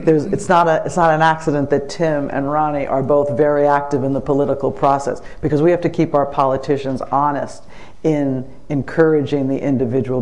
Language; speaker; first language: English; native; English